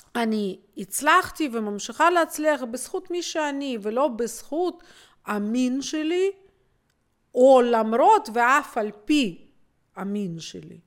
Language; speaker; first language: Hebrew; non-native, fluent; Russian